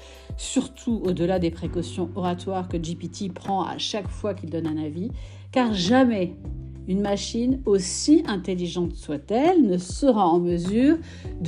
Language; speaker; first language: French; native; French